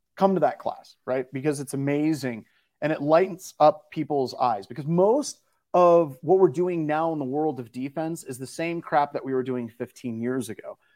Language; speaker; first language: English; native; English